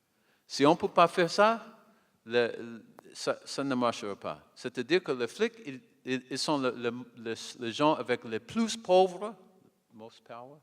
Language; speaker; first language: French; non-native, learner; English